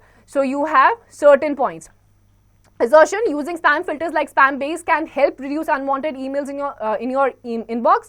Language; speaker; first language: English; non-native, local second language; Hindi